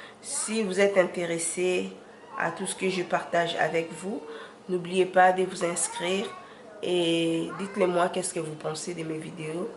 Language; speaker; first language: French; non-native, local second language; Lingala